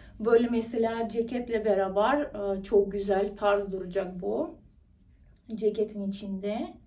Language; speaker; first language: Turkish; non-native, fluent; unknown